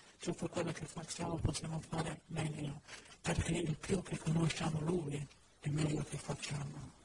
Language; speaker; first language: Italian; non-native, fluent; English